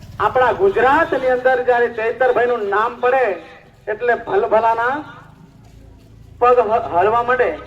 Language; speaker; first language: Gujarati; non-native, local second language; Rathawi